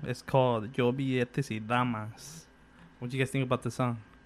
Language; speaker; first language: English; early bilingual, other home language; Spanish